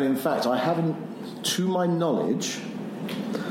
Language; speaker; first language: English; native; English